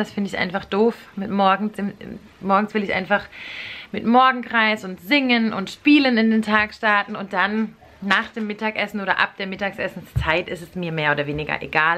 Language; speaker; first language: German; native; German